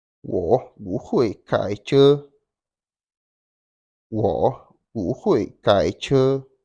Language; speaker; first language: Chinese; non-native, fluent; Wolof